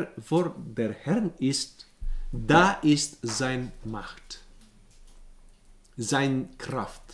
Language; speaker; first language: German; non-native, learner; Bulgarian